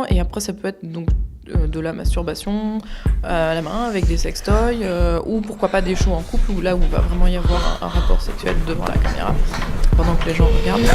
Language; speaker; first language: French; native; French